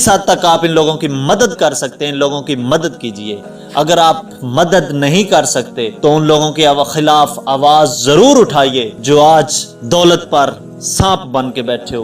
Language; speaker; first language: Urdu; native; Urdu